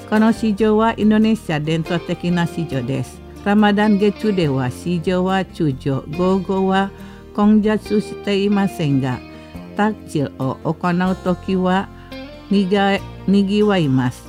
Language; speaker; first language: Japanese; non-native, fluent; Indonesian